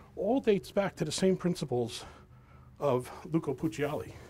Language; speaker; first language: English; native; English